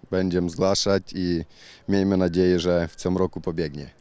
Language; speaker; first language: Polish; non-native, learner; Ukrainian